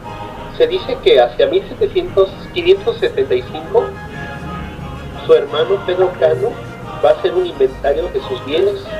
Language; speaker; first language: Spanish; native; Spanish